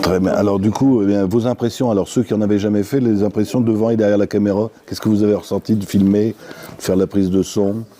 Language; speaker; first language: French; native; French